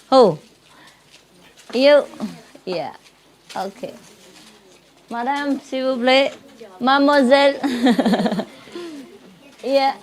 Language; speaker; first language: French; non-native, learner; Vietnamese